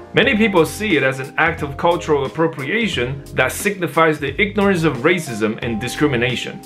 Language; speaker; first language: English; non-native, fluent; Chinese